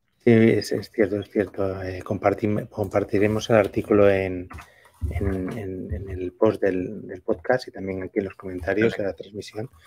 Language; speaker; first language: Spanish; native; Spanish